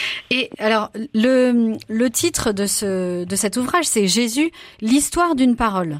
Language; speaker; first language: French; native; French